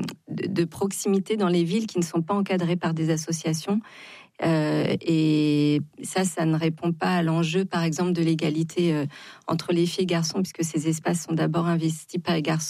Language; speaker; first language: French; native; French